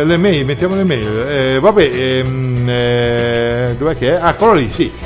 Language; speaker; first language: Italian; native; Italian